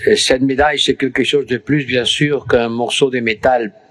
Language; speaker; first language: French; non-native, fluent; Spanish